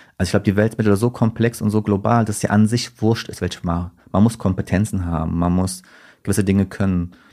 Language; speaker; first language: German; early bilingual, other home language; Turkish